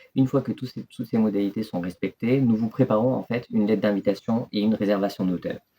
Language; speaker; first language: French; early bilingual, other home language; Turkish